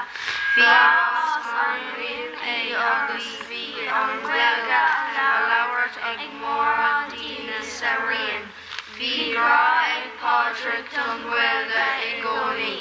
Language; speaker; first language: Irish; non-native, local second language; English